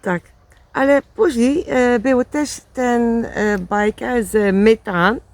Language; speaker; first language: Polish; non-native, learner; Dutch